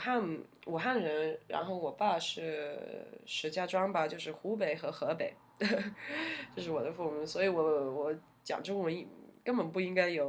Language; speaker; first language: Chinese; early bilingual, heritage; Chinese